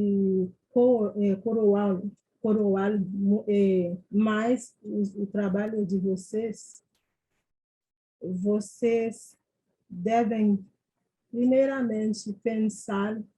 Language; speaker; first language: Portuguese; non-native, fluent; Haitian Creole